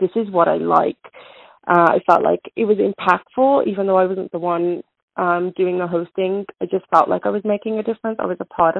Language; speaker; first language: English; native; English